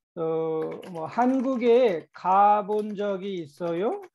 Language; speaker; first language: Korean; native; Korean